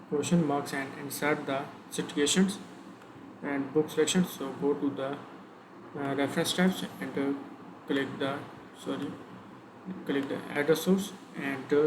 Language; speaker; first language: English; non-native, learner; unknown